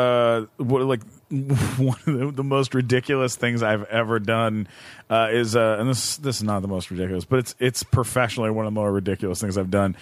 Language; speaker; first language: English; native; English